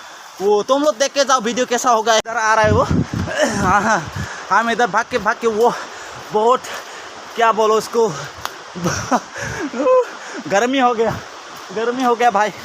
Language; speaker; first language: Hindi; non-native, local second language; Bodo